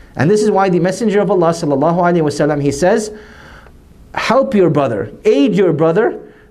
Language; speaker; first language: English; native; English